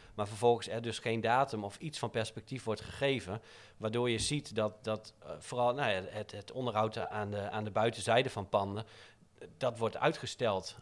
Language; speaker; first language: Dutch; native; Dutch